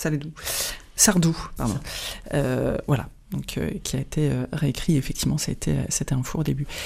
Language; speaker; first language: French; native; French